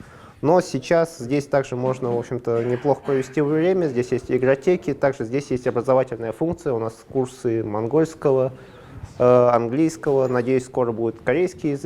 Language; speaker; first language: Russian; native; Russian